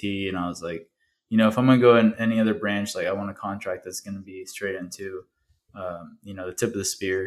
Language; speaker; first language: English; early bilingual, other home language; Spanish